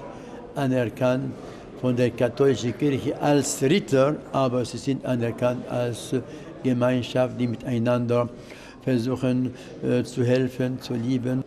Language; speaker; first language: German; non-native, fluent; Arabic